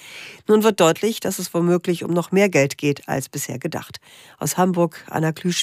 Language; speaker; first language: German; native; German